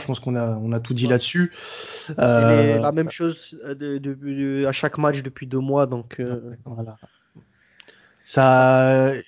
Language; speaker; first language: French; native; French